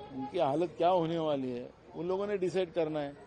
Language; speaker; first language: Hindi; non-native, local second language; Marathi